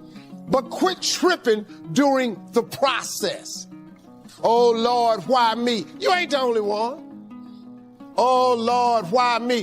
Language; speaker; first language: English; native; English